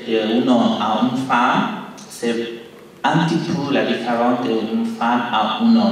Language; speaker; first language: French; non-native, learner; Spanish